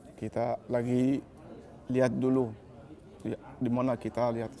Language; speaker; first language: Malay; non-native, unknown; Bambara